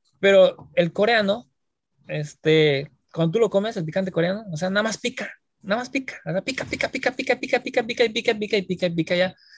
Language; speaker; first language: Spanish; native; Spanish